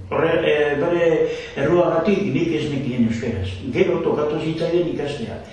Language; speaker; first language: Basque; non-native, local second language; Spanish